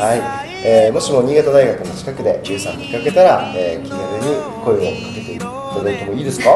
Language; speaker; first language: Japanese; native; Japanese